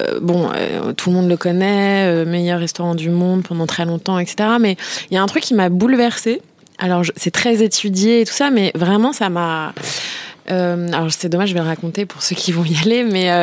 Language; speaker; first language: French; native; French